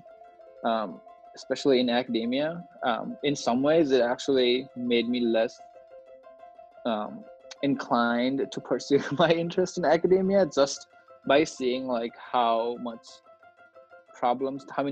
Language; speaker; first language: English; non-native, local second language; Nepali